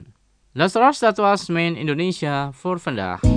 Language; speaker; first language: Dutch; non-native, fluent; Indonesian